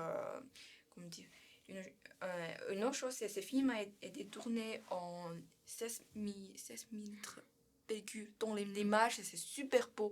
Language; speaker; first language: French; non-native, learner; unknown